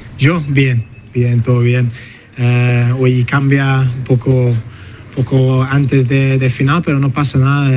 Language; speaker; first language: Spanish; non-native, learner; English